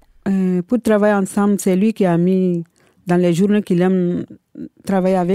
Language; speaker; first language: French; non-native, local second language; Bambara